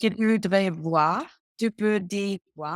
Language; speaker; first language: French; non-native, learner; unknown